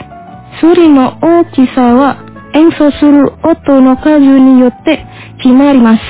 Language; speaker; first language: Japanese; non-native, fluent; Indonesian